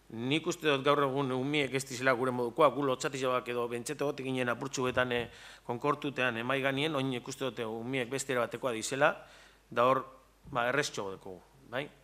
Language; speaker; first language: Basque; native; Basque